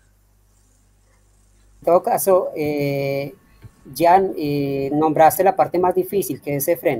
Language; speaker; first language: Spanish; native; Spanish